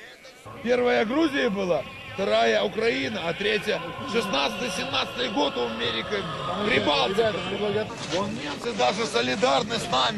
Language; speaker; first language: Russian; native; Russian